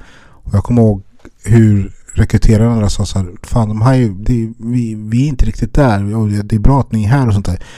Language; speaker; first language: Swedish; early bilingual, other home language; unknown